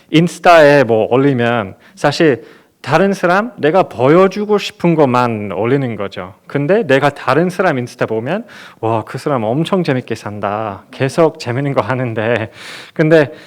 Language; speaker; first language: Korean; non-native, fluent; English